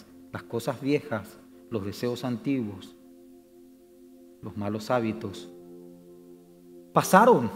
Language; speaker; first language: Spanish; native; Spanish